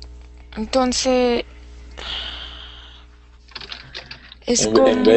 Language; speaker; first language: Spanish; non-native, learner; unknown